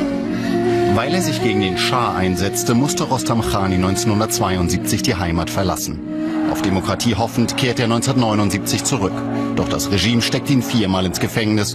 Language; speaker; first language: German; native; German